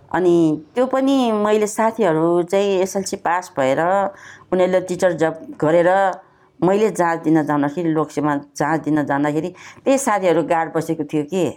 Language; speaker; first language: Nepali; non-native, local second language; Newari